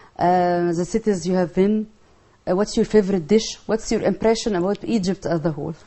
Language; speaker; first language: English; non-native, learner; Arabic